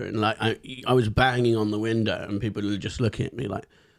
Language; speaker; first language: English; native; English